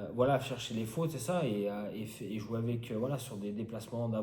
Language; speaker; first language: French; native; French